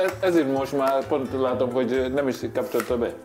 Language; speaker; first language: Hungarian; non-native, learner; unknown